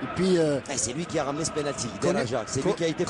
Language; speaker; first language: French; non-native, local second language; Arabic